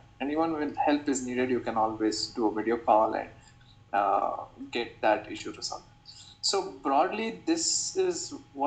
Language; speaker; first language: English; non-native, local second language; Kannada